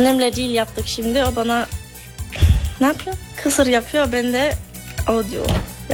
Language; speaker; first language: Turkish; early bilingual, heritage; Turkish